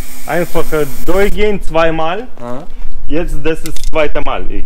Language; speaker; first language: German; non-native, learner; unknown